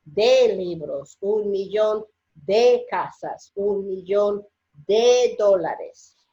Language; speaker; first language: Spanish; non-native, fluent; English